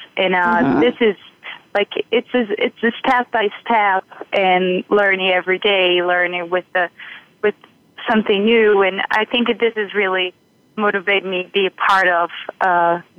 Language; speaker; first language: English; non-native, fluent; Portuguese